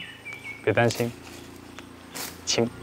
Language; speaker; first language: Chinese; early bilingual, heritage; Chinese